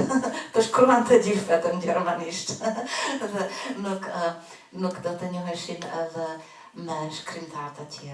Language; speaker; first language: Albanian; non-native, fluent; German